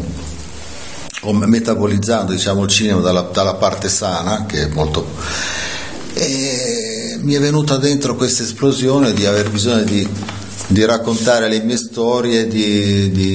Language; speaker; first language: Italian; native; Italian